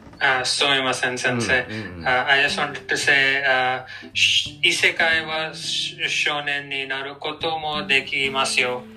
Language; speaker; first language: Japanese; non-native, learner; English